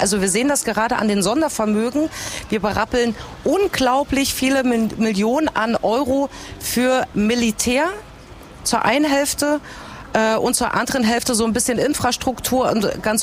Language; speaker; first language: German; native; German